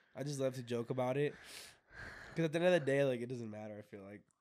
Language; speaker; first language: English; native; English